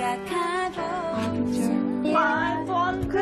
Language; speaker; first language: Korean; native; Korean